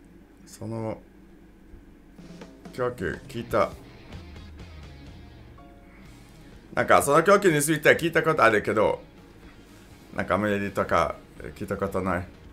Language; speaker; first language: Japanese; non-native, learner; English